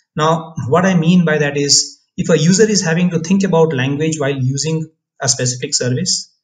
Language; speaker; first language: English; non-native, local second language; Odia